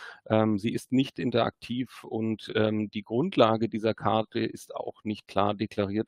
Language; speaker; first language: German; native; German